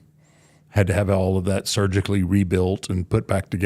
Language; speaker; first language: English; native; English